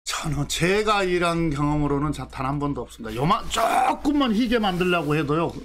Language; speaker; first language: Korean; native; Korean